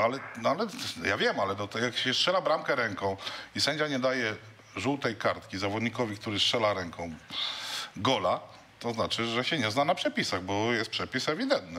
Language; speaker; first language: Polish; native; Polish